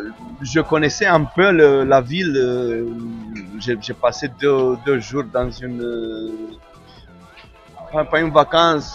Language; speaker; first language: French; non-native, fluent; Romanian